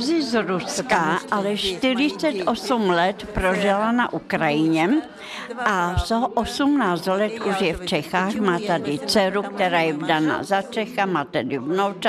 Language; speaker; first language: Czech; non-native, fluent; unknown